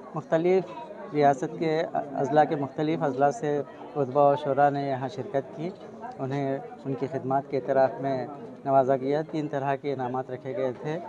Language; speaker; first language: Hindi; non-native, local second language; Urdu